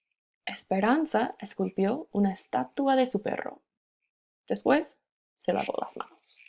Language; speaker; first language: Spanish; non-native, fluent; English